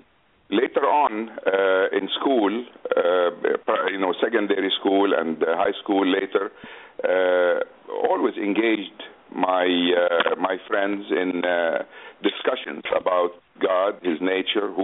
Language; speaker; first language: English; non-native, fluent; Arabic